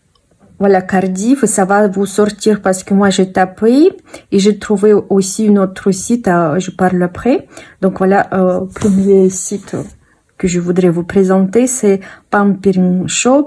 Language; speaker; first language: French; non-native, fluent; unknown